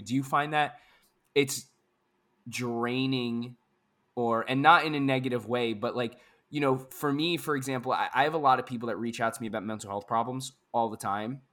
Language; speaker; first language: English; native; English